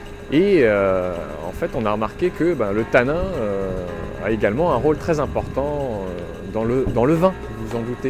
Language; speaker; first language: French; native; French